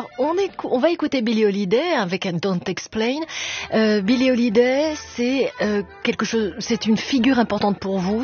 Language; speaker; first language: French; native; French